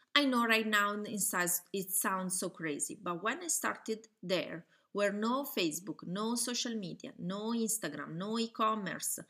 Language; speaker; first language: English; non-native, fluent; Italian